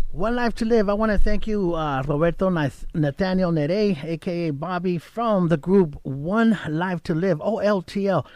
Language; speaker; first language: English; native; English